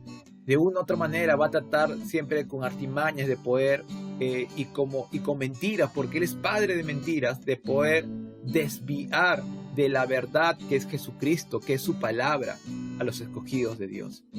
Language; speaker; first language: Spanish; native; Spanish